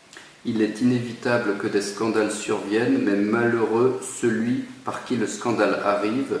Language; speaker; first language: French; native; French